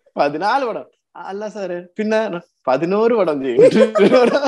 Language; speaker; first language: Malayalam; non-native, learner; Tamil